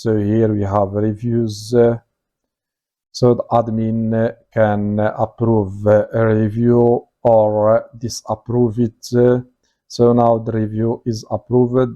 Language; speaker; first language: English; non-native, fluent; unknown